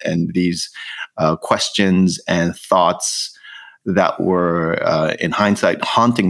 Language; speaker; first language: English; native; English